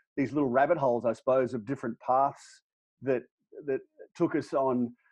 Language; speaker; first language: English; native; English